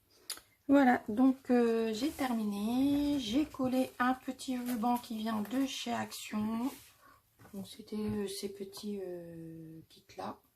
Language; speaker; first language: French; native; French